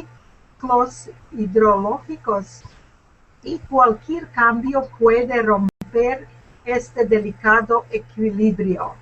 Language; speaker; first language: Spanish; non-native, learner; English